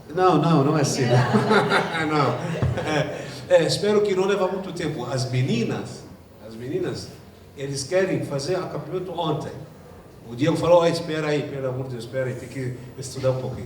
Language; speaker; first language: Portuguese; non-native, fluent; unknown